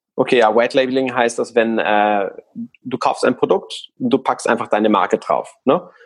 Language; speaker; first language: German; non-native, fluent; Spanish